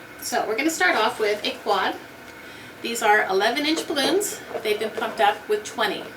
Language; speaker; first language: English; native; English